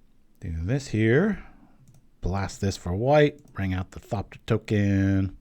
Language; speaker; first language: English; native; English